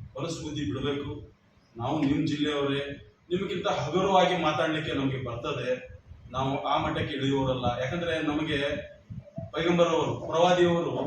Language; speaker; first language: Kannada; non-native, local second language; Urdu